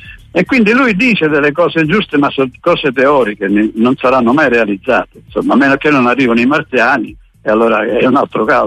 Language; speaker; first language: Italian; native; Italian